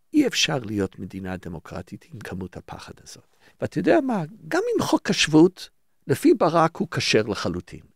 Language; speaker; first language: Hebrew; early bilingual, other home language; English